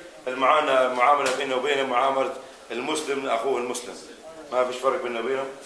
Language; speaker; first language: Arabic; native; Arabic